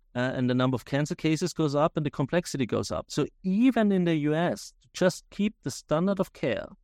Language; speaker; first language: English; non-native, fluent; German